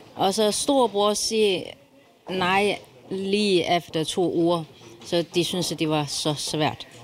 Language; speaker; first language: Danish; non-native, learner; Chinese